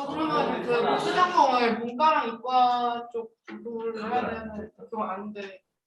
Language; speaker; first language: Korean; early bilingual, heritage; Korean